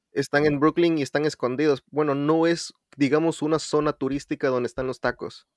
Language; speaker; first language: Spanish; native; Spanish